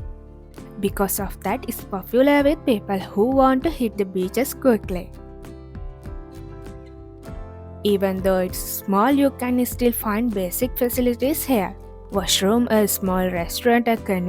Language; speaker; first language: English; non-native, fluent; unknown